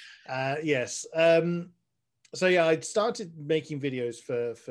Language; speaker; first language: English; native; English